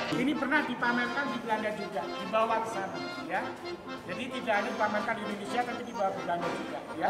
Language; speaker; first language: Indonesian; native; Indonesian